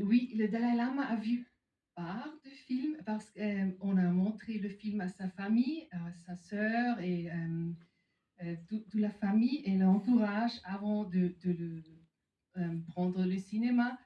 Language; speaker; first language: French; non-native, fluent; German